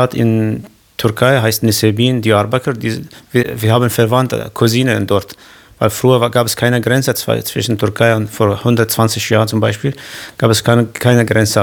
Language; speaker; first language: German; non-native, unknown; Kurdish